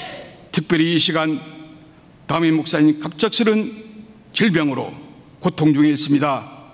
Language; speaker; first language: Korean; native; Korean